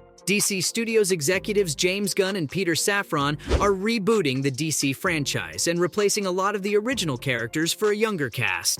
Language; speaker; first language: English; native; English